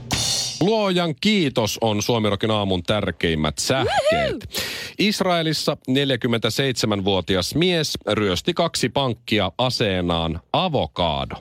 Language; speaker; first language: Finnish; native; Finnish